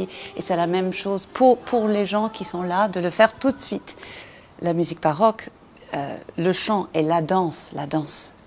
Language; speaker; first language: French; non-native, fluent; English